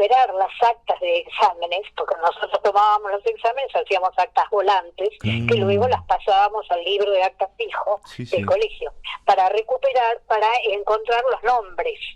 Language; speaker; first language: Spanish; native; Spanish